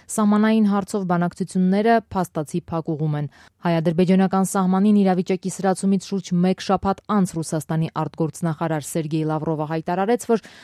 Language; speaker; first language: Armenian; native; Armenian